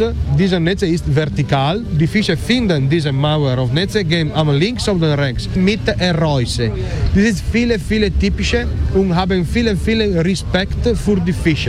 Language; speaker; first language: German; non-native, learner; Italian